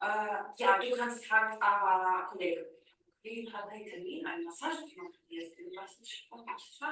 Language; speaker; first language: German; non-native, learner; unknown